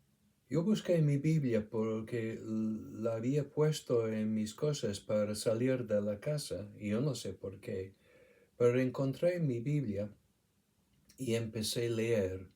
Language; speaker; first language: Spanish; non-native, fluent; English